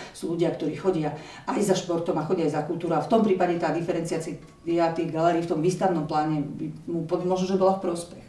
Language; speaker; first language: Slovak; native; Slovak